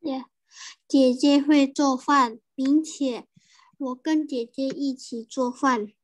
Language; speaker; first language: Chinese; non-native, learner; Indonesian